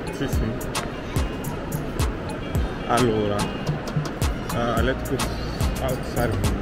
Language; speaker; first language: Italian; non-native, learner; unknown